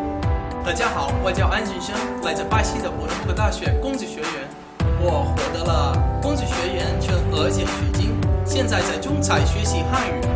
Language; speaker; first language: Chinese; non-native, learner; Portuguese